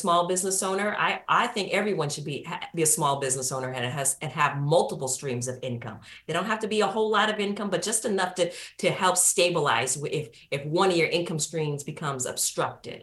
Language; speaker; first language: English; native; English